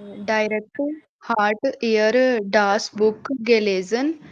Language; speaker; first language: German; non-native, learner; Hindi